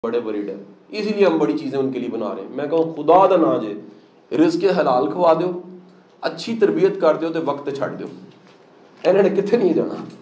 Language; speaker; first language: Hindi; non-native, local second language; Punjabi